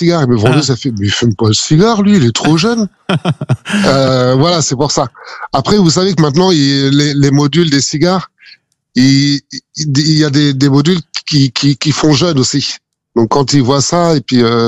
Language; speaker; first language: French; native; French